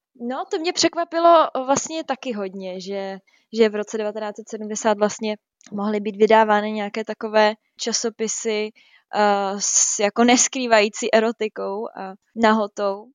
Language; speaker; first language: Czech; native; Czech